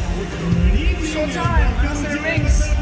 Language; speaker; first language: French; native; French